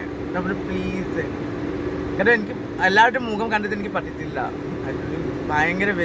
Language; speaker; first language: Malayalam; non-native, learner; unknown